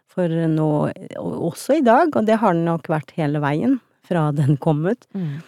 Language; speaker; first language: Norwegian; early bilingual, other home language; Turkish